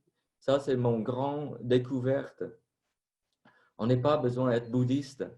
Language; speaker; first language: French; non-native, fluent; Vietnamese